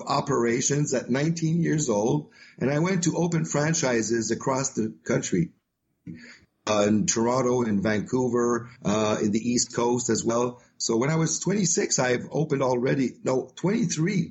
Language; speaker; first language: English; non-native, fluent; French